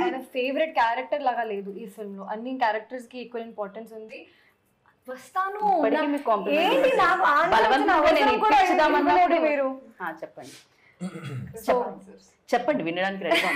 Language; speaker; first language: Telugu; non-native, fluent; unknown